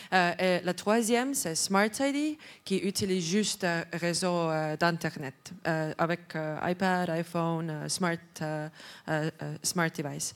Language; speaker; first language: French; non-native, learner; Estonian